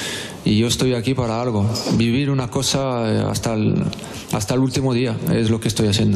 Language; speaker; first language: Spanish; non-native, fluent; French